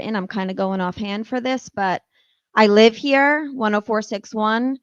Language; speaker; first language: English; native; English